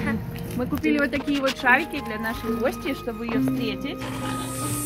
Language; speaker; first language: Russian; native; Russian